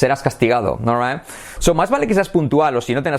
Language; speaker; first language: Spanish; native; Spanish